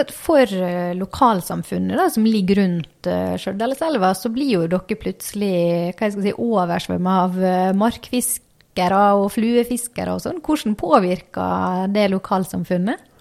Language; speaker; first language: Norwegian; native; Norwegian